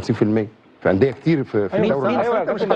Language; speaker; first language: Arabic; native; Arabic